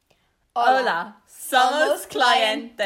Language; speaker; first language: Spanish; non-native, learner; English